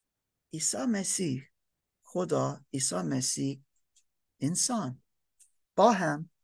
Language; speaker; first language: Persian; non-native, fluent; English